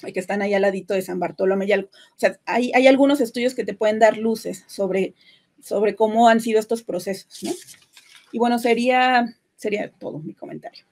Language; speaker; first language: Spanish; native; Spanish